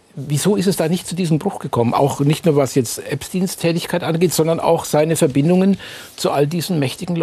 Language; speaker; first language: German; native; German